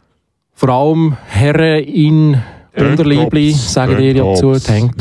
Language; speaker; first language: German; native; German